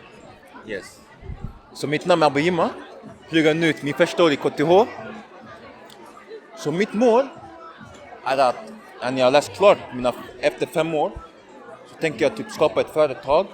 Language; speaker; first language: Swedish; early bilingual, other home language; Somali